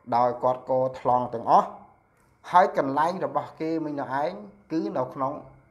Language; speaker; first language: Khmer; non-native, local second language; Eastern Cham